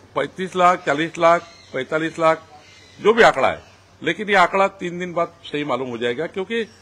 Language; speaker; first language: Hindi; non-native, local second language; Marathi